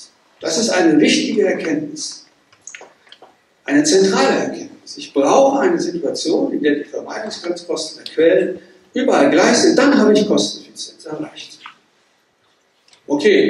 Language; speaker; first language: German; native; German